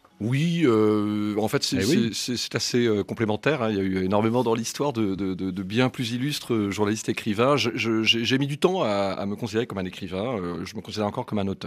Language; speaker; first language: French; native; French